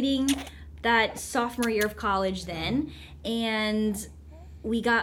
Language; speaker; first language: English; native; English